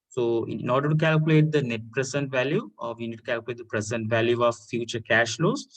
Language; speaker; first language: English; non-native, local second language; Sinhala